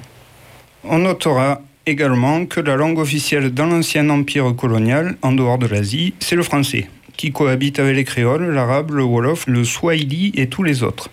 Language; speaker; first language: French; native; French